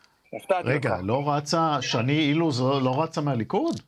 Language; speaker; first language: Hebrew; native; Hebrew